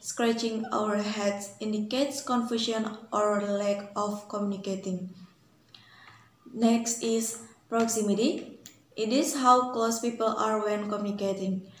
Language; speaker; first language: English; non-native, fluent; Indonesian